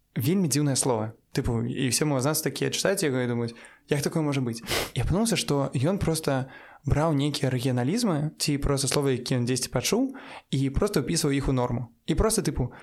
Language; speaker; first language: Belarusian; non-native, local second language; Russian